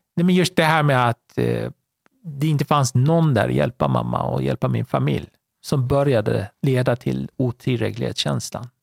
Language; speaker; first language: Swedish; non-native, fluent; Persian